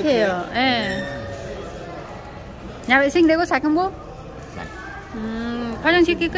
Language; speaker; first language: Korean; non-native, learner; Vietnamese